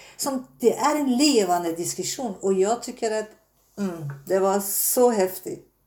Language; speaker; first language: Swedish; non-native, fluent; Persian